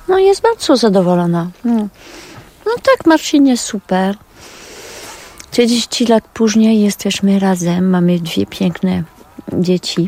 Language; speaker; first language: Polish; non-native, learner; French